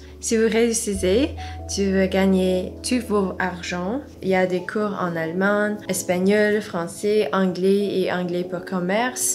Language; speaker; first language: French; non-native, learner; English